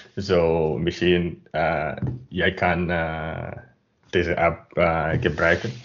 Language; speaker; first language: Dutch; non-native, learner; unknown